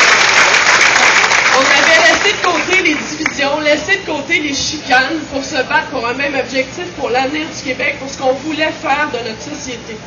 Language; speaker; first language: French; native; French